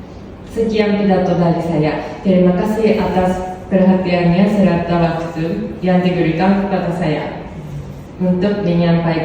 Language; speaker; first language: Indonesian; non-native, fluent; Japanese